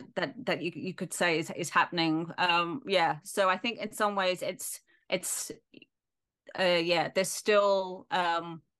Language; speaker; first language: English; native; English